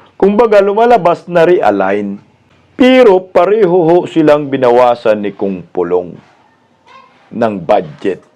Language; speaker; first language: Filipino; native; Filipino